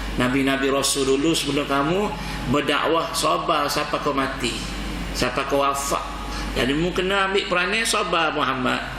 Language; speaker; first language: Malay; native; Malay